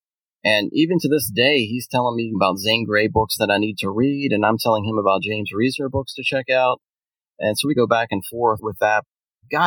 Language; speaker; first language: English; native; English